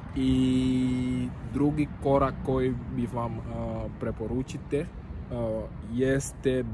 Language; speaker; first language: Serbian; non-native, fluent; Dutch